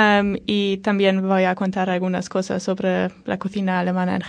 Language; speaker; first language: Spanish; non-native, fluent; German